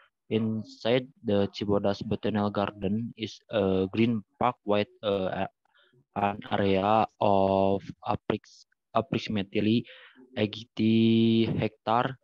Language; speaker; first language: English; non-native, learner; Indonesian